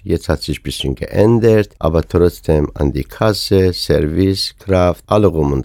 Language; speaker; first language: German; non-native, fluent; Persian